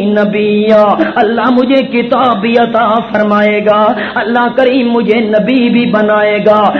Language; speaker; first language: Urdu; non-native, local second language; Punjabi